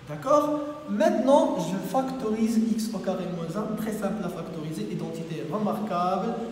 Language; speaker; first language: French; non-native, local second language; Arabic